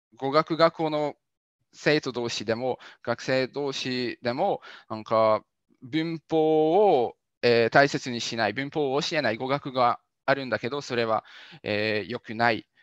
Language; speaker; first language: Japanese; non-native, fluent; Hungarian